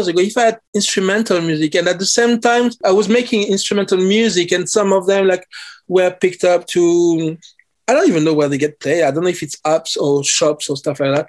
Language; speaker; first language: English; non-native, fluent; French